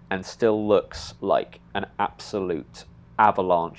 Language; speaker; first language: English; native; English